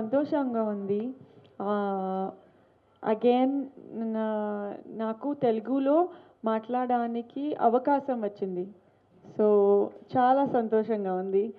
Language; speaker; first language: Telugu; non-native, learner; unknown